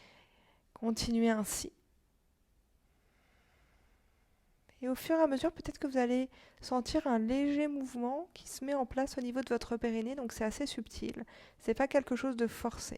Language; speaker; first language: French; native; French